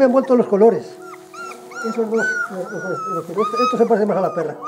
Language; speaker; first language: Spanish; native; Spanish